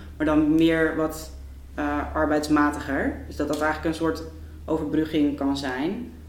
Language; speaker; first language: Dutch; native; Dutch